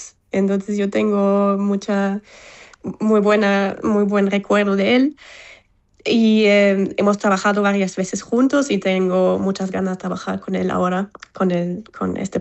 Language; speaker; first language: Spanish; non-native, fluent; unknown